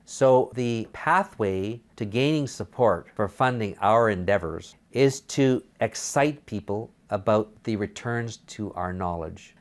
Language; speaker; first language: English; native; English